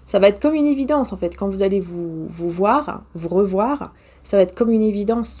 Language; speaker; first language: French; native; French